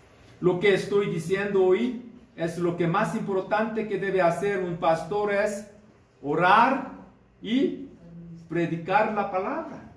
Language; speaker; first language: Spanish; non-native, fluent; Korean